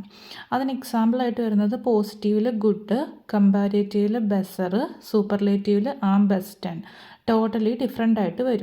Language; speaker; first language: Malayalam; native; Malayalam